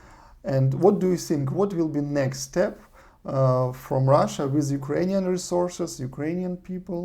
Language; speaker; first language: English; non-native, learner; Russian